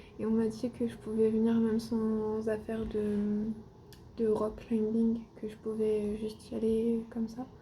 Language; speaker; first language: French; native; French